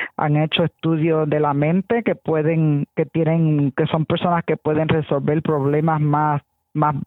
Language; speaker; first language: Spanish; early bilingual, heritage; Spanish